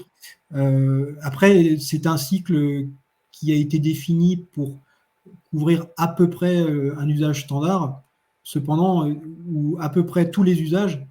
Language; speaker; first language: French; native; French